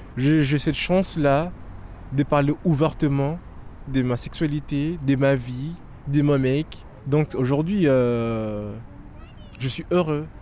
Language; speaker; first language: French; non-native, local second language; Lingala